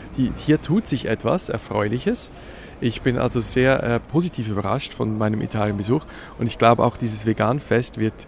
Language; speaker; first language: German; native; German